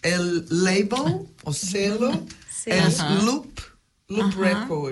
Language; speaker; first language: Spanish; non-native, fluent; Portuguese